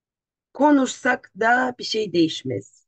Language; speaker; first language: Turkish; non-native, fluent; Russian